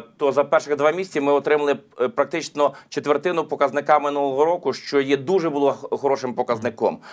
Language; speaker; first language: Ukrainian; native; Ukrainian